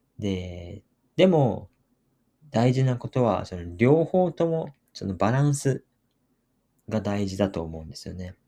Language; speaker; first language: Japanese; native; Japanese